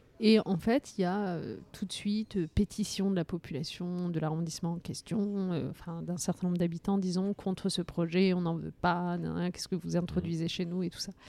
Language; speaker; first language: French; early bilingual, other home language; Riffian